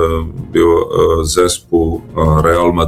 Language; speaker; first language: Polish; non-native, fluent; Serbian